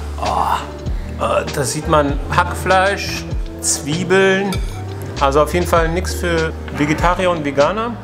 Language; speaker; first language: German; early bilingual, other home language; Persian